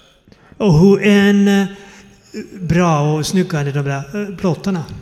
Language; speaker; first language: Swedish; non-native, fluent; Finnish